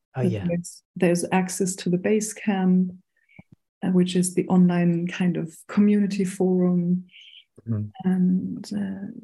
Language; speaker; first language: English; non-native, fluent; German